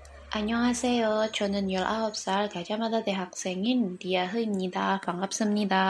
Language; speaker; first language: Korean; non-native, learner; Indonesian